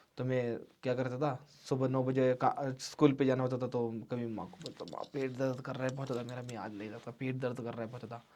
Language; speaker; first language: Hindi; non-native, local second language; Marathi